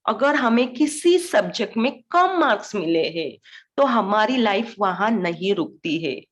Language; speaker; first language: Hindi; non-native, local second language; Marathi